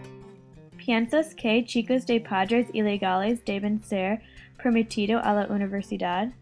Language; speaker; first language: Spanish; non-native, learner; English